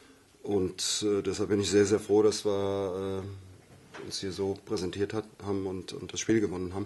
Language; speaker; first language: German; native; German